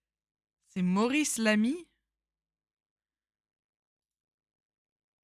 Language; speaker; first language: French; native; French